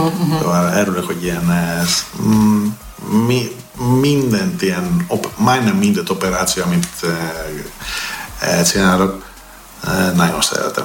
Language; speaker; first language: Hungarian; non-native, learner; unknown